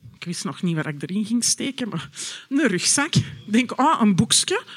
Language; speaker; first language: Dutch; native; Dutch